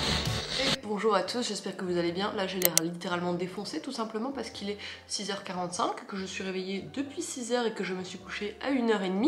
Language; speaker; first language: French; native; French